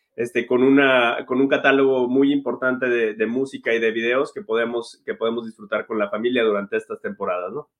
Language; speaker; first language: Spanish; native; Spanish